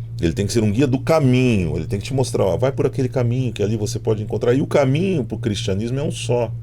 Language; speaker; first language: Portuguese; native; Portuguese